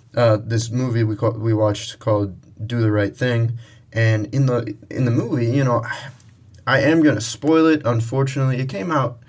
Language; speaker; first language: English; native; English